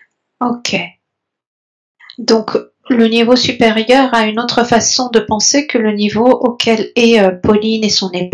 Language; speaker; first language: French; native; French